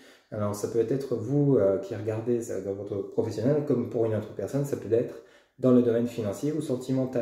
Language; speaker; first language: French; native; French